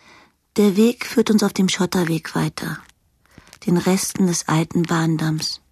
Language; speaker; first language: German; native; German